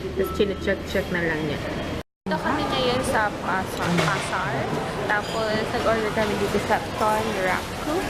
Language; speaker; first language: Filipino; native; Filipino